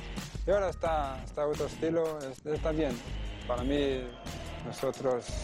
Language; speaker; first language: Spanish; non-native, learner; Danish